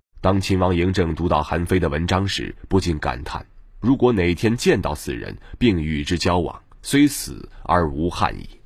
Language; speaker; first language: Chinese; native; Chinese